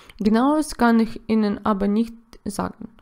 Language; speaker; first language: German; non-native, learner; Russian